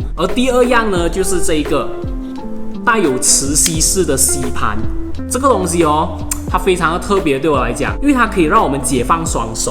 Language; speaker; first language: Chinese; native; Chinese